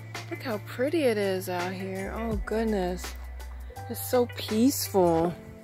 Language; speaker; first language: English; native; English